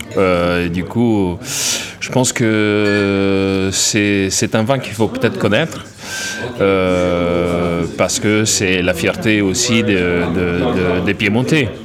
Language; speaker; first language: French; non-native, fluent; Italian